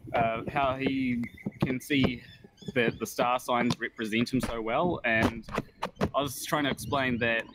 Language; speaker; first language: English; native; English